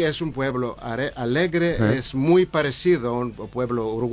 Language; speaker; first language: Spanish; non-native, learner; Greek